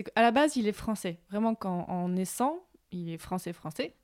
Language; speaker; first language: French; native; French